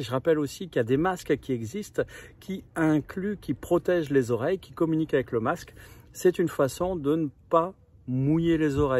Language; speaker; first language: French; native; French